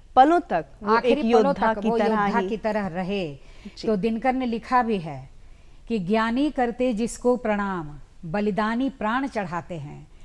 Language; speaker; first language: Hindi; native; Hindi